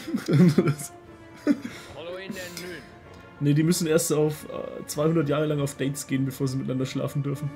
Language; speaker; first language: German; native; German